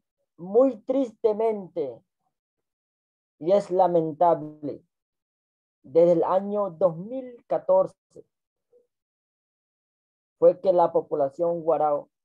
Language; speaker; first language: Spanish; non-native, local second language; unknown